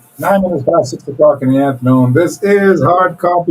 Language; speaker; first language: English; native; English